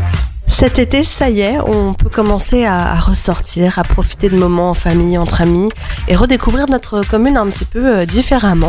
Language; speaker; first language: French; native; French